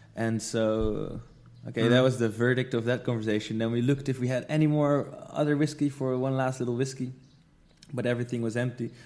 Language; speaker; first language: English; non-native, fluent; Dutch